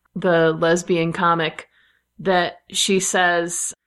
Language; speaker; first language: English; native; English